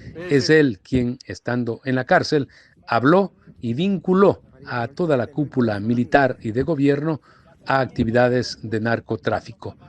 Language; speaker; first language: Spanish; native; Spanish